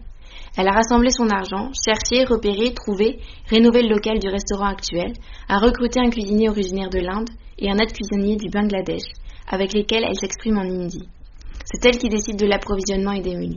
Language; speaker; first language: French; native; French